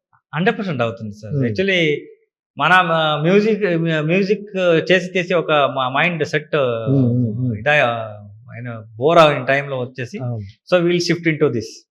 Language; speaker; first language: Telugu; non-native, learner; Kannada